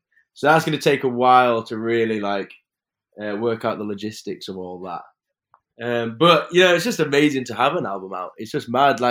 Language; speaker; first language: English; native; English